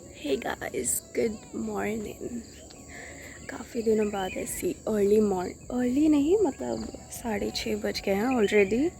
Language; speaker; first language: Hindi; non-native, local second language; Odia